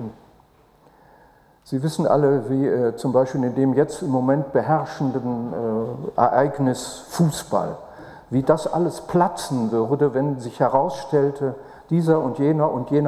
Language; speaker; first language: German; native; German